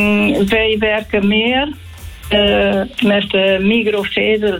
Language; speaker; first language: Dutch; non-native, learner; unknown